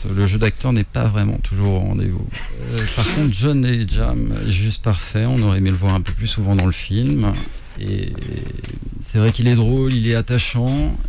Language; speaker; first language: French; native; French